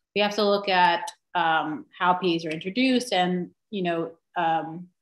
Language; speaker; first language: English; native; English